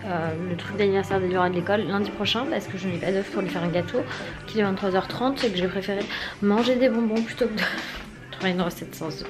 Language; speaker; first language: French; native; French